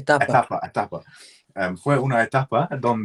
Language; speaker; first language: Spanish; non-native, learner; English